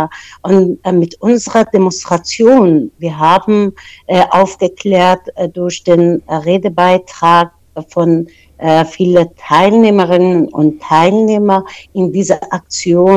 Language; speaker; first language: German; non-native, fluent; Persian